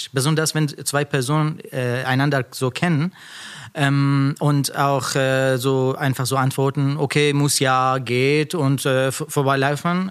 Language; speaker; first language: German; non-native, learner; Persian